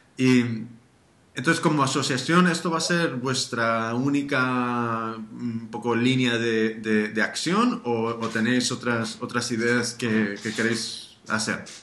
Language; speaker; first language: Spanish; early bilingual, heritage; Spanish